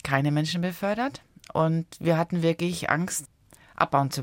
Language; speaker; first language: German; early bilingual, other home language; Italian